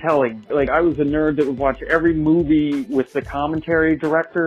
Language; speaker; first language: English; native; English